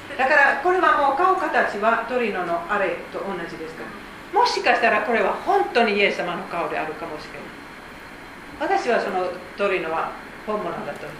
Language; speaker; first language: Japanese; non-native, fluent; Finnish